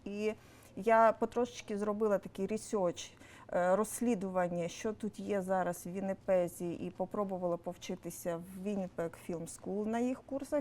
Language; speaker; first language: Ukrainian; non-native, local second language; Russian